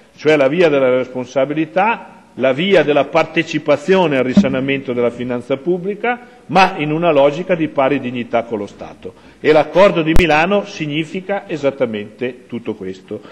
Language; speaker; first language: Italian; native; Italian